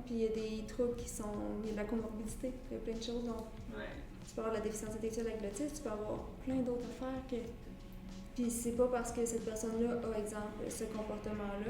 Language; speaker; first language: French; native; French